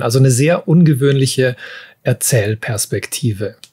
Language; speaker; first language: German; native; German